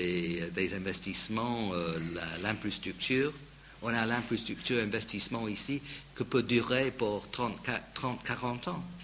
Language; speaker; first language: French; non-native, fluent; English